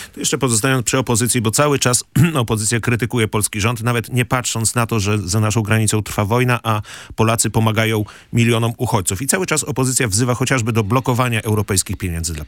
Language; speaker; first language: Polish; native; Polish